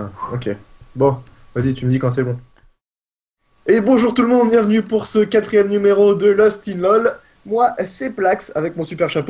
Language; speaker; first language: French; native; French